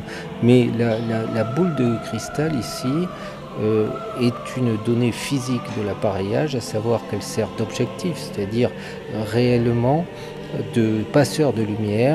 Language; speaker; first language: French; native; French